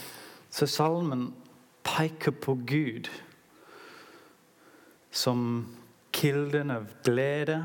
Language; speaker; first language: Norwegian; non-native, learner; English